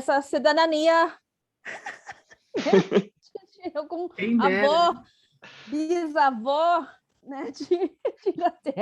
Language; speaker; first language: Portuguese; non-native, fluent; English